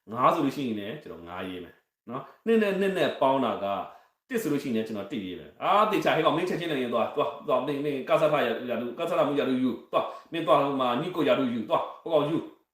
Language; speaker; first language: Burmese; native; Burmese